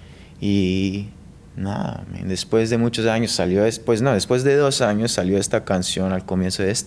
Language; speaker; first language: Spanish; early bilingual, heritage; English